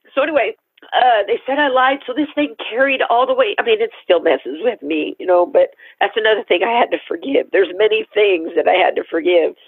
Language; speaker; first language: English; native; English